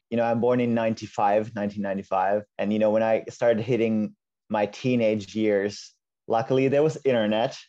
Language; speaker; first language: English; non-native, fluent; Finnish